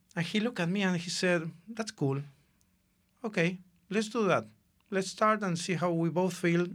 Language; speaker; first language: English; non-native, fluent; Spanish